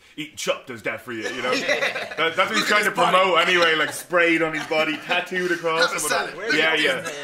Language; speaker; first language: English; native; English